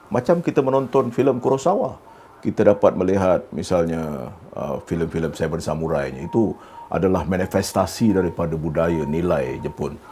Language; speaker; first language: Malay; native; Malay